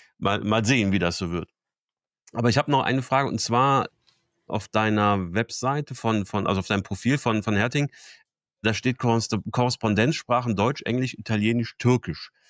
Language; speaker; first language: German; native; German